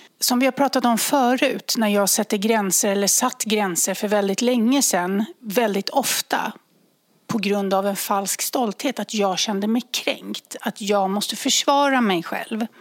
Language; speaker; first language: Swedish; native; Swedish